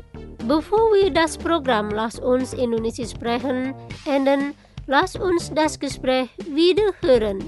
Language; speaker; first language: German; non-native, fluent; Indonesian